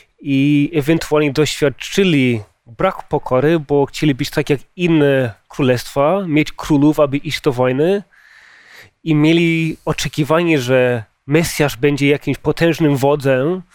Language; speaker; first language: Polish; early bilingual, heritage; Polish